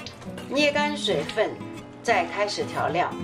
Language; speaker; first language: Chinese; native; Chinese